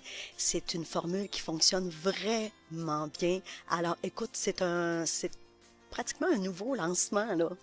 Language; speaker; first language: French; native; French